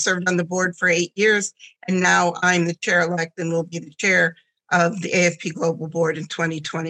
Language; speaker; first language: English; early bilingual, other home language; German